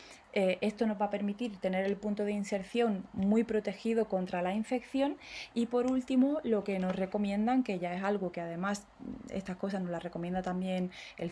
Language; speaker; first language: Spanish; native; Spanish